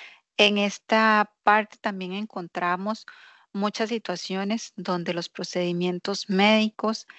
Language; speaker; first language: Spanish; native; Spanish